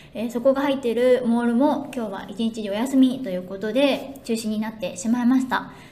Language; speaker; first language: Japanese; native; Japanese